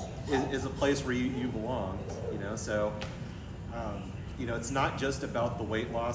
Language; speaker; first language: English; native; English